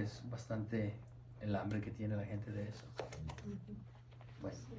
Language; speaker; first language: Spanish; native; Spanish